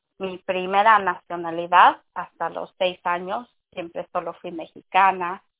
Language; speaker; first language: Spanish; early bilingual, heritage; Spanish